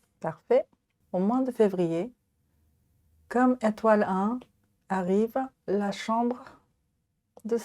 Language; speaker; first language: French; non-native, fluent; Japanese